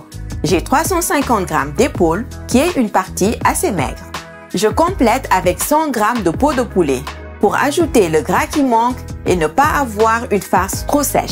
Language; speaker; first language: French; native; French